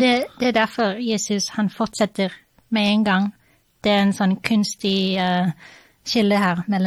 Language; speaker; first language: Norwegian; non-native, fluent; English